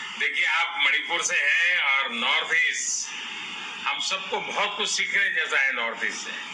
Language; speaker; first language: Hindi; non-native, local second language; Gujarati